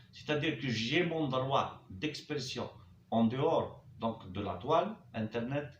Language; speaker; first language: French; non-native, local second language; Arabic